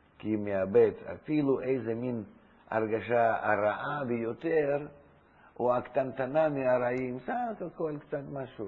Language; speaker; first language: Hebrew; non-native, fluent; Russian